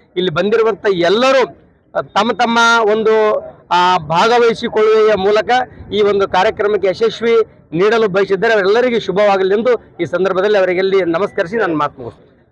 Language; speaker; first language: Kannada; native; Kannada